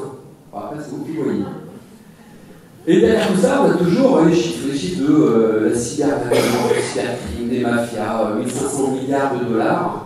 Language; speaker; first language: French; native; French